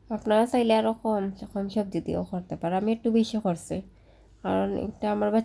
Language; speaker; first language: Bangla; non-native, local second language; Sylheti